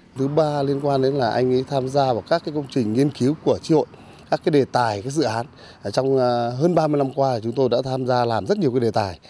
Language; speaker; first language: Vietnamese; native; Vietnamese